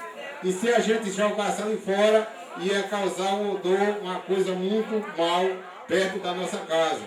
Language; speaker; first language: Portuguese; native; Portuguese